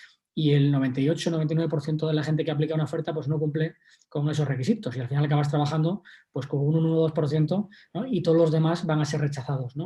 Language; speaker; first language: Spanish; native; Spanish